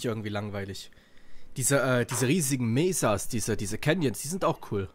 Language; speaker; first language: German; native; German